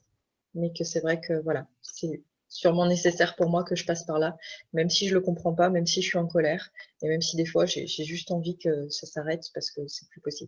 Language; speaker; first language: French; native; French